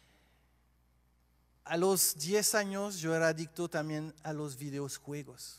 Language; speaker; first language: Spanish; non-native, fluent; French